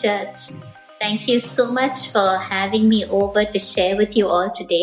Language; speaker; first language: English; non-native, local second language; Tamil